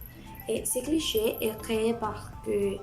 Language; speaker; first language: French; non-native, learner; Spanish